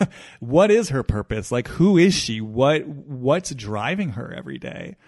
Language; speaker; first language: English; native; English